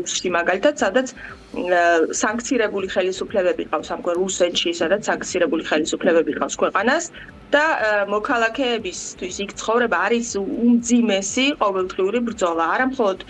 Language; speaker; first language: Georgian; native; Georgian